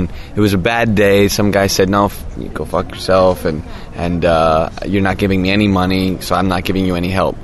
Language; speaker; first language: English; native; English